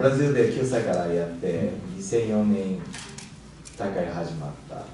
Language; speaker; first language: Japanese; non-native, learner; Portuguese